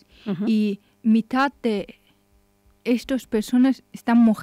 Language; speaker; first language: Spanish; non-native, learner; Persian